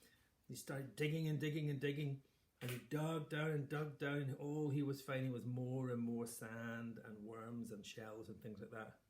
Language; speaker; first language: English; native; English